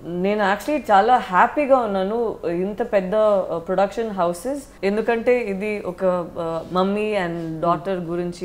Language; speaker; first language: Telugu; non-native, learner; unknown